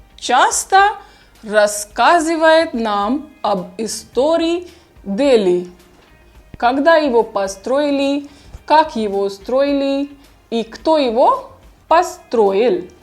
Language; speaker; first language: Russian; non-native, fluent; Hindi